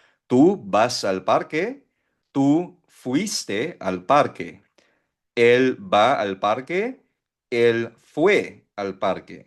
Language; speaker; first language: Spanish; non-native, fluent; Filipino